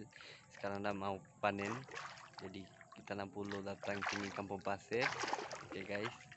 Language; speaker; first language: Indonesian; non-native, fluent; Bangla